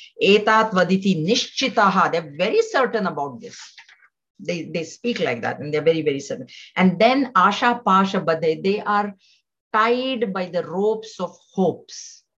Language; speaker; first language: English; non-native, local second language; Marathi